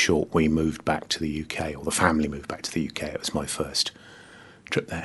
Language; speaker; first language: English; native; English